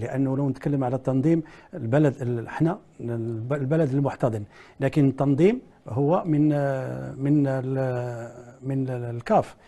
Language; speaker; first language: Arabic; native; Arabic